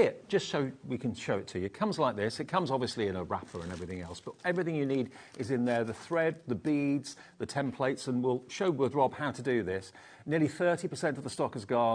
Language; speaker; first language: English; native; English